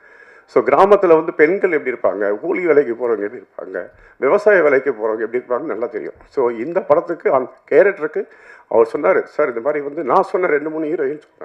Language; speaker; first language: Tamil; native; Tamil